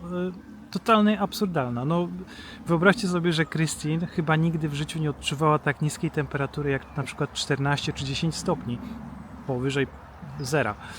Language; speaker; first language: Polish; native; Polish